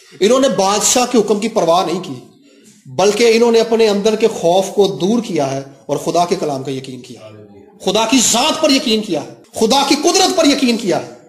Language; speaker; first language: Urdu; non-native, local second language; Punjabi